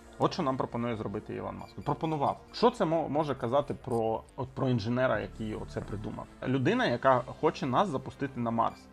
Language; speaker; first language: Ukrainian; non-native, local second language; Russian